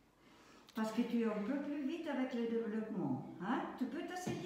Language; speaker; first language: French; non-native, fluent; German